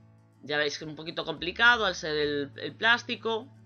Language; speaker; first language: Spanish; native; Spanish